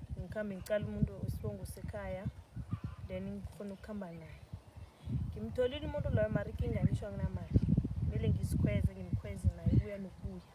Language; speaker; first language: Zulu; non-native, local second language; South Ndebele